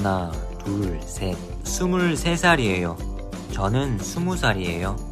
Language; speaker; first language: Korean; non-native, learner; Russian